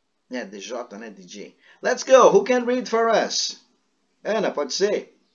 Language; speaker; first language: English; non-native, fluent; Portuguese